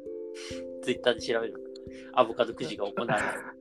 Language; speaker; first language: Japanese; native; Japanese